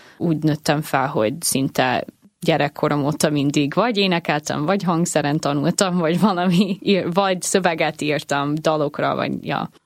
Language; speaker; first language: Hungarian; non-native, fluent; English